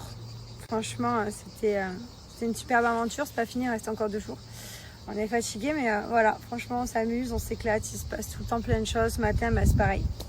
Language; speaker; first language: French; native; French